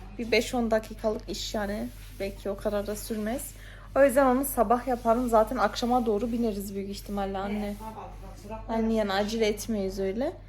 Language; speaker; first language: Turkish; early bilingual, heritage; Turkish